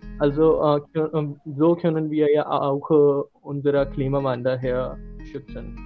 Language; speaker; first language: German; non-native, learner; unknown